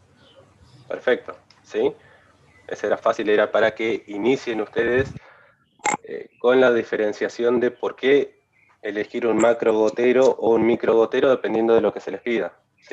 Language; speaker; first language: Spanish; native; Spanish